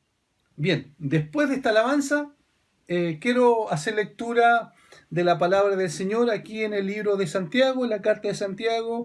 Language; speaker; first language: Spanish; native; Spanish